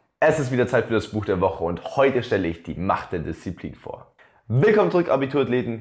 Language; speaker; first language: German; native; German